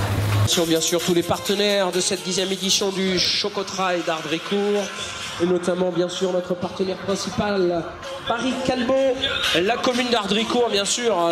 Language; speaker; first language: French; native; French